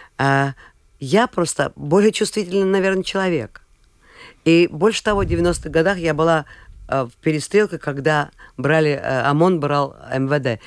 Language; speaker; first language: Russian; non-native, local second language; Latvian